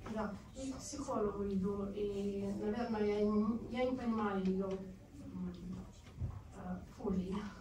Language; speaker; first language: Russian; non-native, learner; Romanian